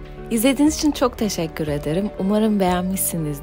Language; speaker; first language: Turkish; native; Turkish